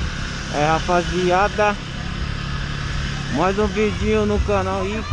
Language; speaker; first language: Portuguese; native; Portuguese